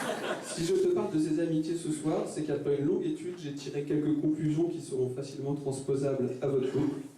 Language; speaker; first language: French; native; French